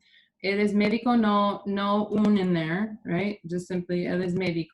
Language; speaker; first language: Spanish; non-native, fluent; English